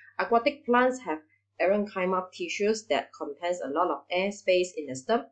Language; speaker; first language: English; non-native, local second language; Chinese